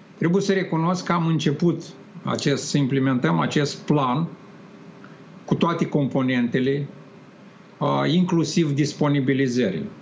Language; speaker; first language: Romanian; native; Romanian